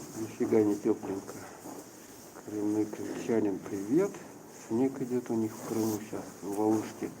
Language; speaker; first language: Russian; native; Russian